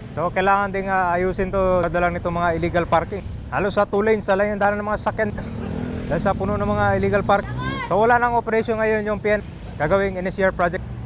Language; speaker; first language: Filipino; native; Filipino